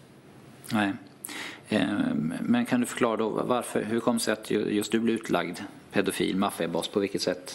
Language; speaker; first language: Swedish; native; Swedish